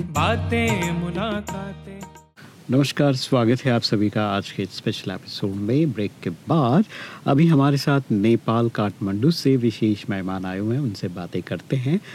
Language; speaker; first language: Hindi; native; Hindi